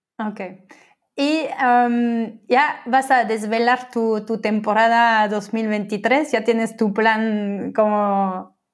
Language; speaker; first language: Spanish; non-native, fluent; French